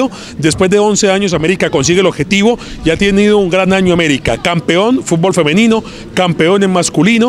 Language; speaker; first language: Spanish; native; Spanish